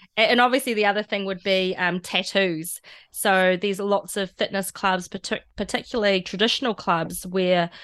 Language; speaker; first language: English; native; English